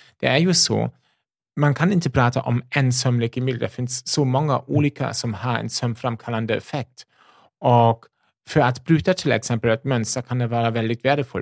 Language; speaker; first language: Swedish; non-native, fluent; German